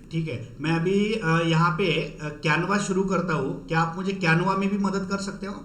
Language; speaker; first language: Hindi; non-native, local second language; Marathi